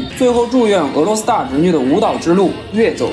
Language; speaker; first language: Chinese; native; Chinese